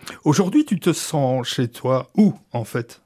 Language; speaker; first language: French; native; French